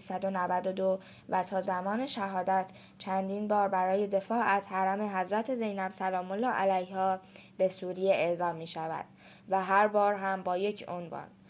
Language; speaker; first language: Persian; native; Persian